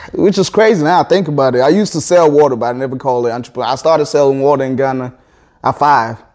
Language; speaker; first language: English; early bilingual, other home language; Akan